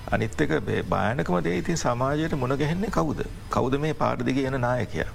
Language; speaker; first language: Sinhala; non-native, local second language; Tamil